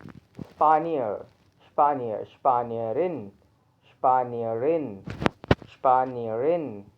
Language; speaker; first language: German; non-native, learner; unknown